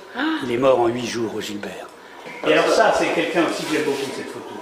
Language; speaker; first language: French; native; French